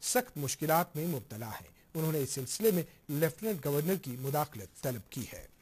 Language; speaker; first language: Urdu; non-native, local second language; Kashmiri